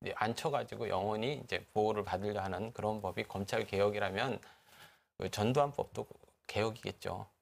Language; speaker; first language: Korean; native; Korean